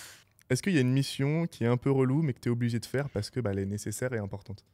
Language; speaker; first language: French; native; French